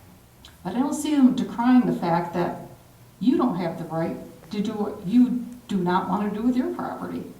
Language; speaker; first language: English; native; English